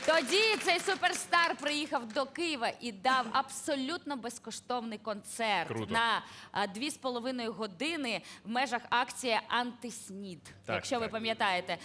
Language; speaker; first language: Ukrainian; native; Ukrainian